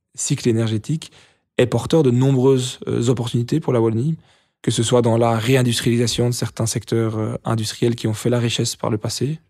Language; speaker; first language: French; native; French